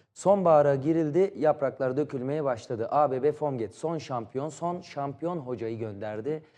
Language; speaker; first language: Turkish; native; Turkish